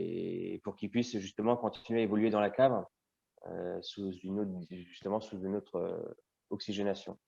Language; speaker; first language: French; native; French